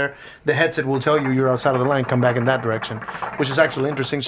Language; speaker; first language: English; non-native, fluent; Spanish